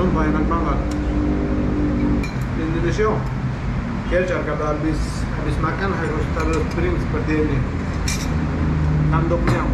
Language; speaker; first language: Indonesian; non-native, learner; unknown